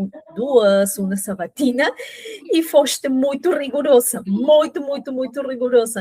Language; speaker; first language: Portuguese; non-native, fluent; Spanish